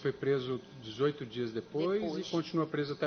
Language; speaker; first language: Portuguese; native; Portuguese